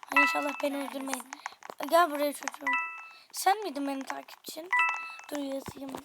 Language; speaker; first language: Turkish; native; Turkish